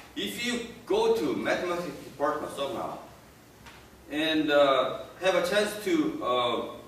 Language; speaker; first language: English; non-native, fluent; Korean